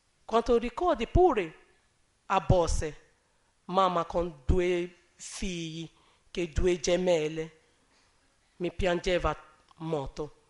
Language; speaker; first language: Italian; non-native, learner; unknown